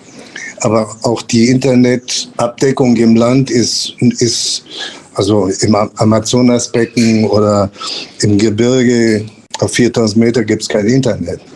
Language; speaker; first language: German; non-native, fluent; Spanish